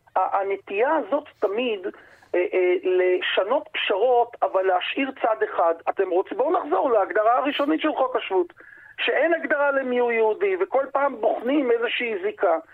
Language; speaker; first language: Hebrew; native; Hebrew